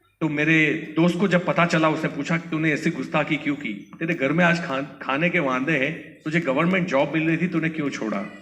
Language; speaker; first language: Hindi; non-native, local second language; Gujarati